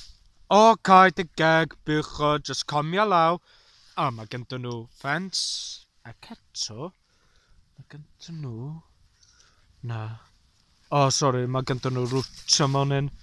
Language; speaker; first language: Welsh; non-native, learner; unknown